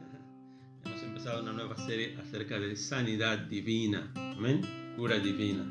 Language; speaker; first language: Spanish; non-native, fluent; Portuguese